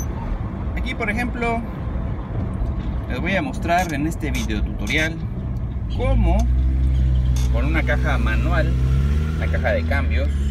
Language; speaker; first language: Spanish; native; Spanish